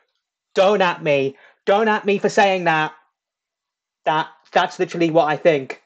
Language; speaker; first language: English; native; English